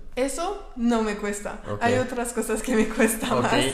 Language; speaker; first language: Spanish; non-native, fluent; French